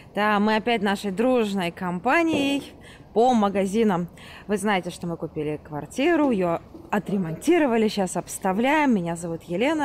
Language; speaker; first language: Russian; native; Russian